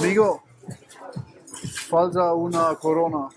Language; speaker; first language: Spanish; non-native, learner; German